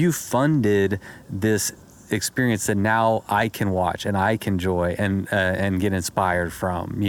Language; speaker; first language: English; native; English